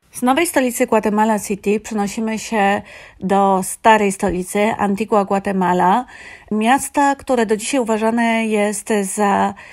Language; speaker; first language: Polish; native; Polish